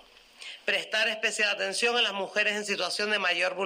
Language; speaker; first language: Spanish; native; Spanish